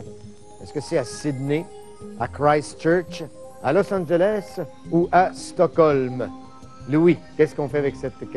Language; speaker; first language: French; native; French